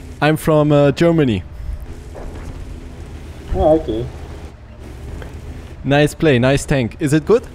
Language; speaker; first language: English; non-native, learner; German